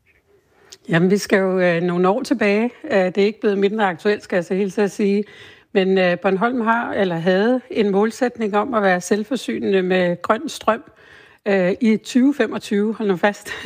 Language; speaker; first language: Danish; native; Danish